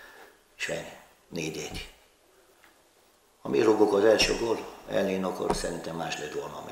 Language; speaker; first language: Hungarian; non-native, learner; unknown